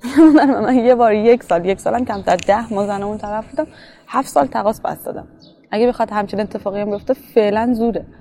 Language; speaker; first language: Persian; native; Persian